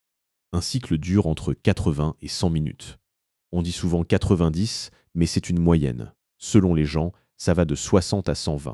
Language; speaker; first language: French; native; French